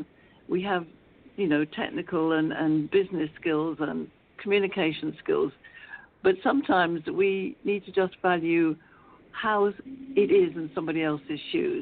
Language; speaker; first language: English; native; English